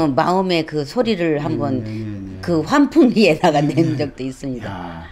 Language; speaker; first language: Korean; native; Korean